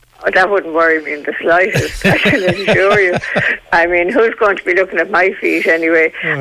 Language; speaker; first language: English; native; English